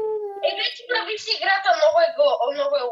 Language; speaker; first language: Bulgarian; native; Bulgarian